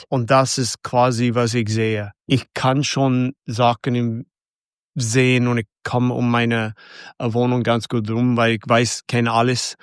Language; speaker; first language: German; non-native, fluent; English